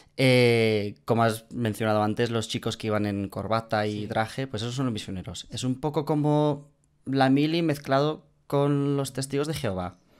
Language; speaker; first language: Spanish; non-native, fluent; English